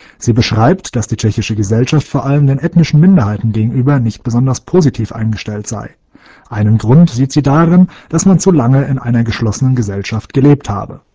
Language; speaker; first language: German; native; German